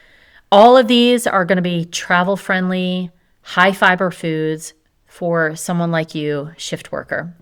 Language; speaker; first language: English; native; English